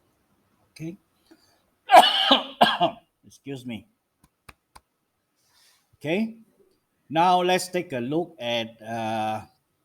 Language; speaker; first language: English; non-native, local second language; Malay